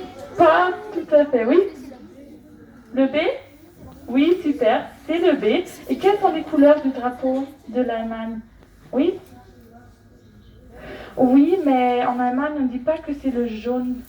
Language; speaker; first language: French; non-native, fluent; German